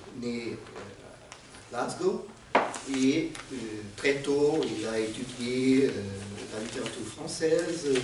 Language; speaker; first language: French; non-native, fluent; Portuguese